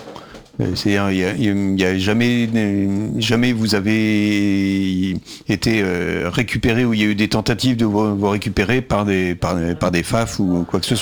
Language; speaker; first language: French; native; French